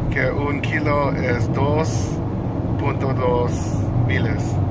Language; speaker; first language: Spanish; non-native, learner; English